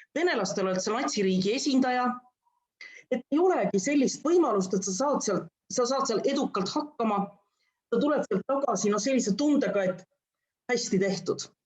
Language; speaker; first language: Estonian; non-native, local second language; Russian